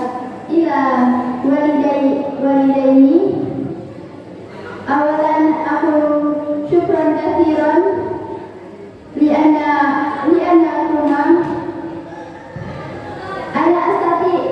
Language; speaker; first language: Arabic; non-native, learner; Indonesian